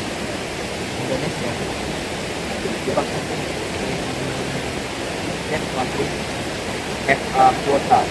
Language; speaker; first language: English; non-native, learner; Indonesian